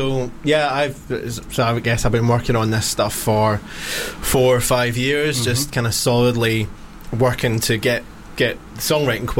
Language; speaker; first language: English; native; English